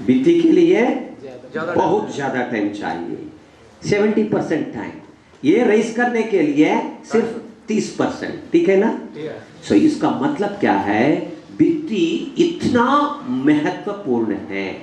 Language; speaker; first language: Hindi; non-native, learner; English